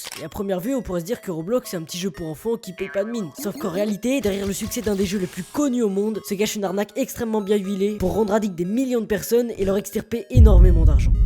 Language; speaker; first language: French; native; French